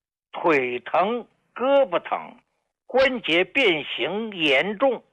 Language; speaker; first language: Chinese; native; Chinese